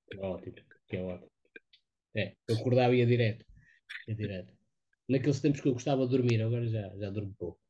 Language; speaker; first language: Portuguese; native; Portuguese